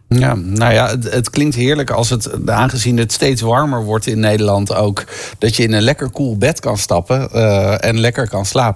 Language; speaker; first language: Dutch; native; Dutch